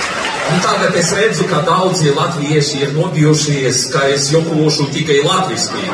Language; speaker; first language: Latvian; non-native, learner; Russian